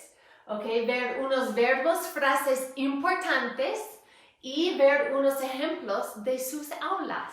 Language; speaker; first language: Spanish; non-native, fluent; English